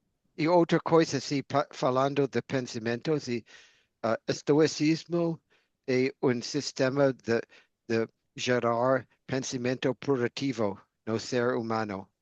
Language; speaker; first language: Portuguese; non-native, fluent; English